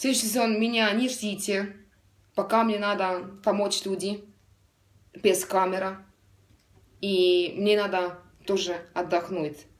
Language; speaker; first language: Russian; non-native, learner; Estonian